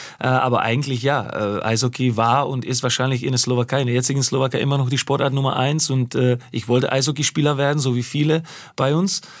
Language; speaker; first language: German; non-native, fluent; Slovak